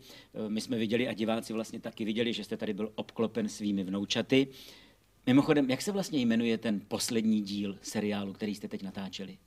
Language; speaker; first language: Czech; native; Czech